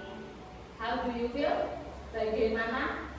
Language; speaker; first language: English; non-native, fluent; Indonesian